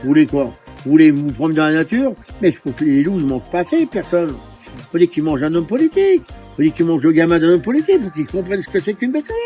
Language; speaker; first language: French; native; French